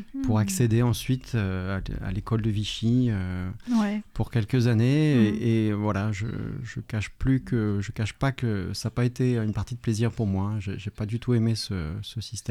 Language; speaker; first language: French; native; French